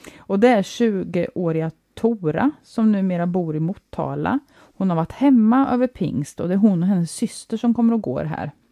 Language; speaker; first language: Swedish; native; Swedish